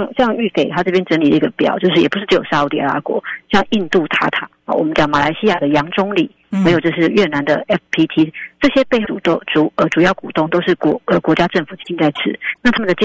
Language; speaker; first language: Chinese; native; Chinese